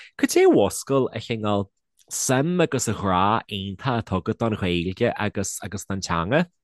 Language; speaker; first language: Irish; native; Irish